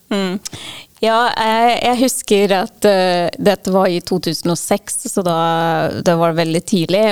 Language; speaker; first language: Norwegian; non-native, fluent; English